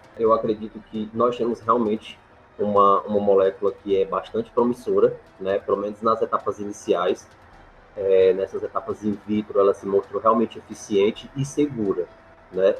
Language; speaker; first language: Portuguese; native; Portuguese